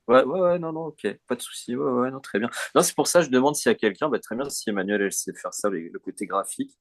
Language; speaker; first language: French; native; French